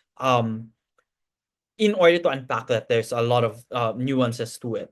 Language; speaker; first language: English; non-native, local second language; Cebuano